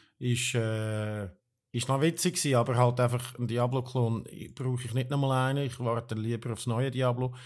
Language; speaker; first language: German; native; German